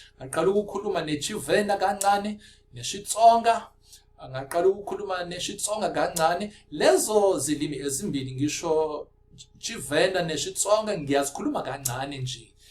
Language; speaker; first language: Zulu; non-native, local second language; Afrikaans